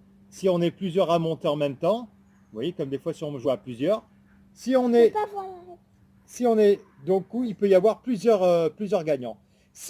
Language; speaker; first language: French; native; French